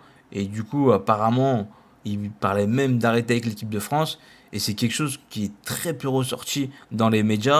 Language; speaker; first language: French; native; French